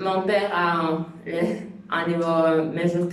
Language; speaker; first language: French; non-native, learner; Spanish